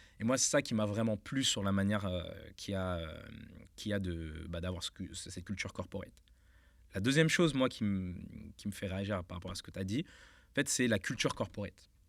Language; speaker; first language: French; native; French